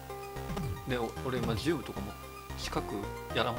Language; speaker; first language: Japanese; native; Japanese